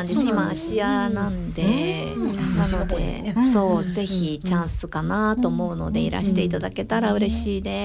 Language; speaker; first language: Japanese; native; Japanese